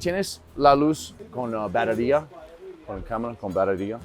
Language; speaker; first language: Spanish; non-native, learner; English